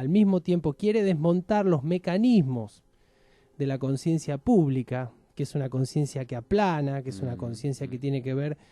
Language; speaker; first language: Spanish; native; Spanish